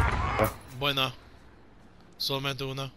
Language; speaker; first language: Spanish; early bilingual, heritage; English